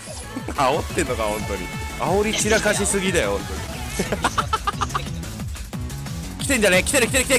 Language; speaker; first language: Japanese; native; Japanese